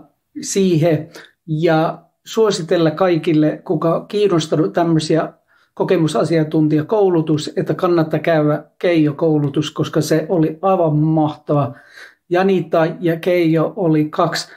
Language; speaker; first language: Finnish; non-native, learner; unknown